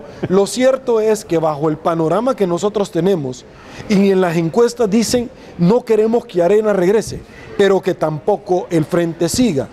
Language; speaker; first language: Spanish; native; Spanish